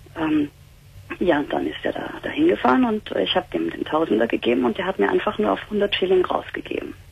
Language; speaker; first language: German; native; German